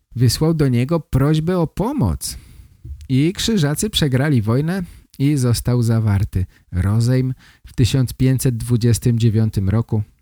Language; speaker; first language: Polish; native; Polish